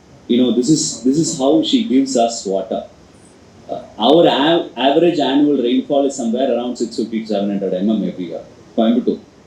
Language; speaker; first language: English; non-native, local second language; Tamil